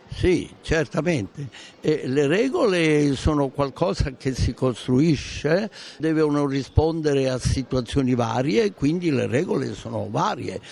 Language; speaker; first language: Italian; native; Italian